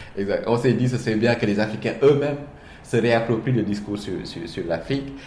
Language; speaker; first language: French; non-native, local second language; Wolof